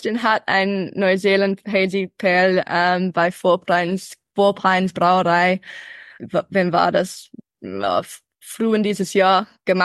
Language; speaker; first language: German; early bilingual, heritage; English